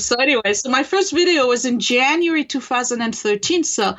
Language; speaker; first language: English; non-native, fluent; French